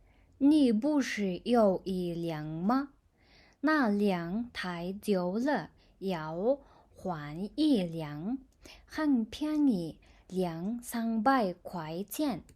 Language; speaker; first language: Chinese; non-native, fluent; Mongolian